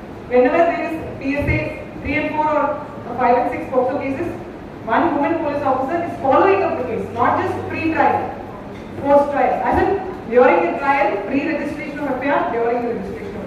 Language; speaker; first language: English; non-native, local second language; Malayalam